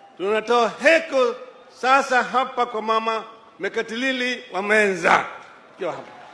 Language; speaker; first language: Swahili; non-native, local second language; Luo (Kenya and Tanzania)